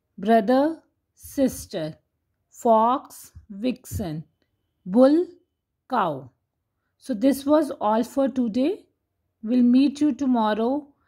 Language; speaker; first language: English; non-native, local second language; Hindi